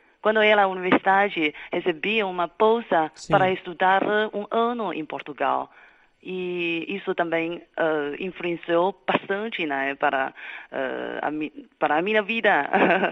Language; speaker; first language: Portuguese; non-native, fluent; Chinese